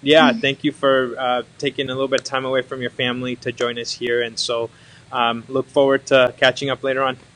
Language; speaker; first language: English; native; English